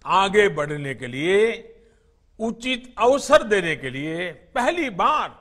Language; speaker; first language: Hindi; non-native, local second language; Gujarati